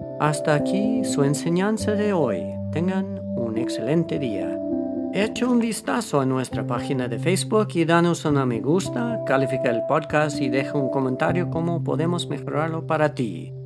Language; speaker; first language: Spanish; non-native, fluent; English